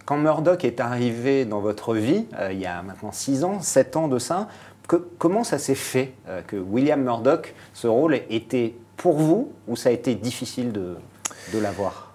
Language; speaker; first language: French; native; French